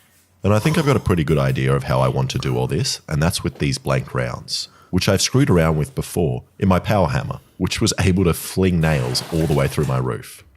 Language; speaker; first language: English; native; English